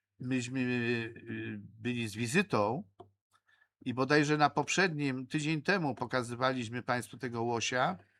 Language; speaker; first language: Polish; native; Polish